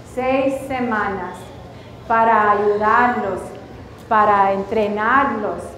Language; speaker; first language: Spanish; early bilingual, heritage; Spanish